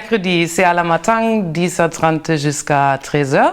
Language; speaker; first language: French; non-native, learner; German